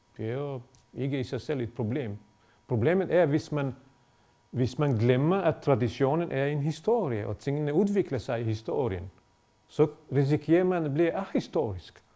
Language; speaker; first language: Danish; non-native, fluent; Bosnian